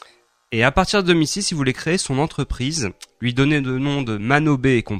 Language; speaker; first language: French; native; French